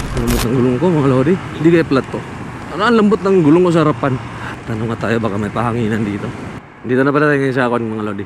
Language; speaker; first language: Filipino; non-native, local second language; Cebuano